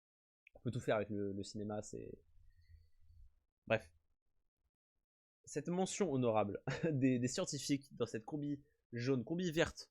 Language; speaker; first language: French; native; French